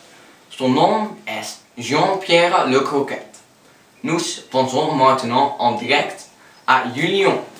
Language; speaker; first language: French; non-native, learner; English